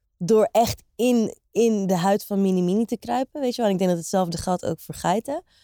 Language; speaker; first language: Dutch; native; Dutch